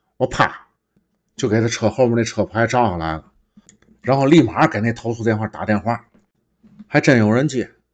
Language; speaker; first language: Chinese; native; Chinese